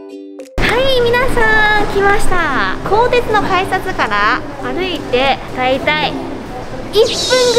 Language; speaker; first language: Japanese; non-native, fluent; Chinese